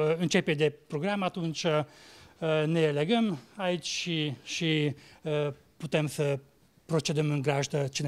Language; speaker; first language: Romanian; non-native, local second language; Hungarian